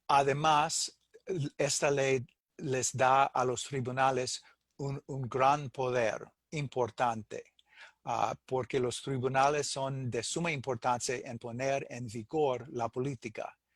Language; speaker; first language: Spanish; non-native, fluent; English